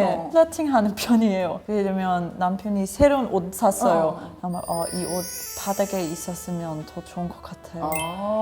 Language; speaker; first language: Korean; non-native, learner; German